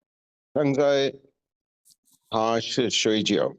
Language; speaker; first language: Chinese; non-native, learner; Urdu